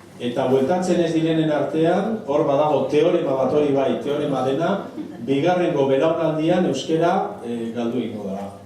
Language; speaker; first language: Basque; native; Basque